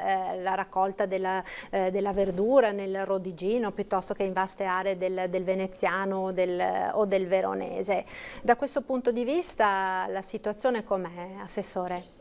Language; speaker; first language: Italian; native; Italian